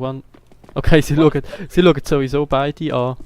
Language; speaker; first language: German; native; German